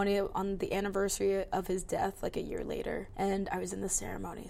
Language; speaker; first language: English; native; English